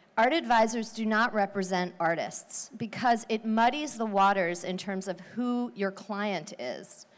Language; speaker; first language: English; native; English